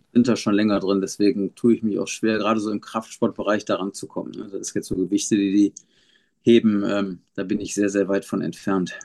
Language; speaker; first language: German; native; German